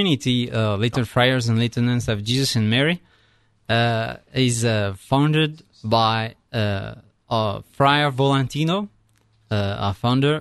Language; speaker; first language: English; non-native, fluent; French